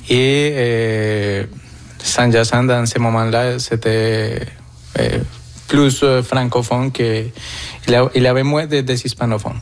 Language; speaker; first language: French; non-native, fluent; Spanish